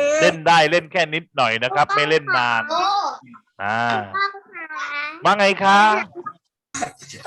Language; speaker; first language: Thai; native; Thai